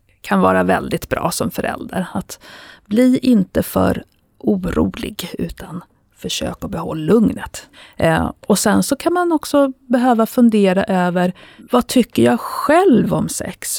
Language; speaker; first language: Swedish; native; Swedish